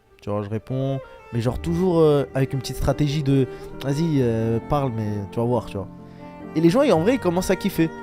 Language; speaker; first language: French; early bilingual, other home language; Chechen